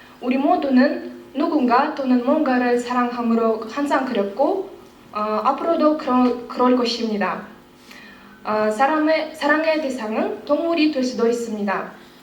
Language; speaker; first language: Korean; non-native, fluent; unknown